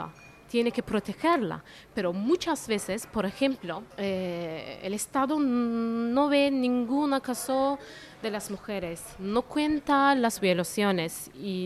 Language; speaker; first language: Spanish; non-native, fluent; Turkish